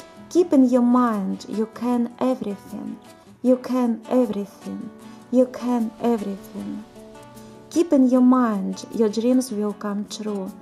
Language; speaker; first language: English; non-native, fluent; Russian